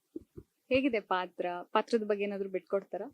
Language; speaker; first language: Kannada; native; Kannada